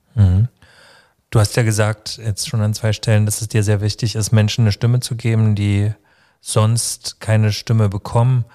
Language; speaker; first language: German; native; German